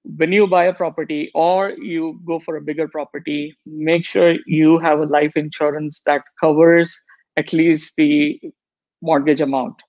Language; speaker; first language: English; non-native, local second language; Gujarati